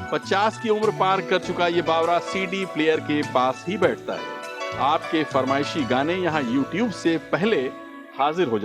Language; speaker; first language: Hindi; native; Hindi